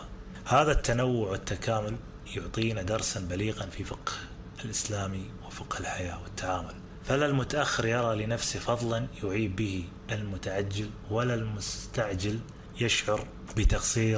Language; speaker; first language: Arabic; native; Arabic